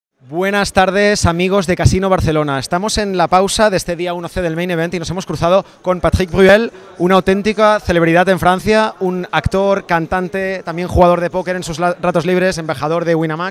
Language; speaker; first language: Spanish; native; Spanish